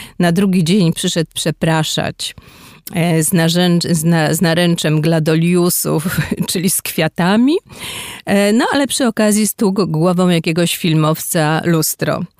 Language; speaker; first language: Polish; native; Polish